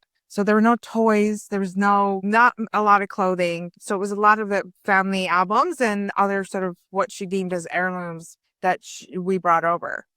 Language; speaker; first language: English; early bilingual, other home language; Persian